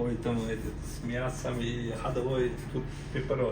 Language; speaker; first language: Russian; non-native, learner; Uzbek